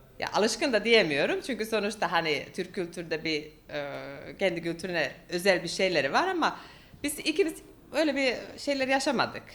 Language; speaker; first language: Turkish; non-native, fluent; Finnish